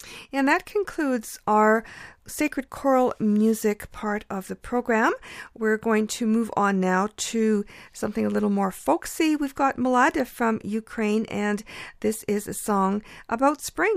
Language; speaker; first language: English; early bilingual, other home language; Ukrainian